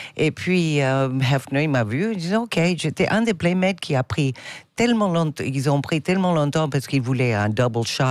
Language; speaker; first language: French; non-native, fluent; English